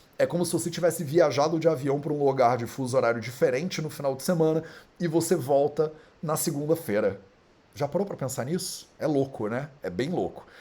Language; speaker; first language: Portuguese; native; Portuguese